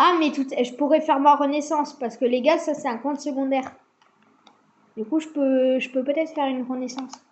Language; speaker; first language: French; native; French